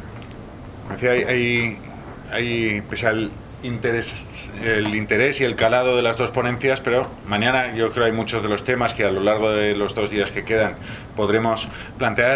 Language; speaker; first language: Spanish; native; Spanish